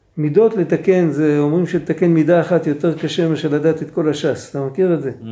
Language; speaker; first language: Hebrew; non-native, fluent; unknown